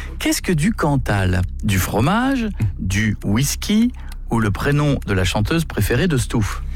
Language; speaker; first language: French; native; French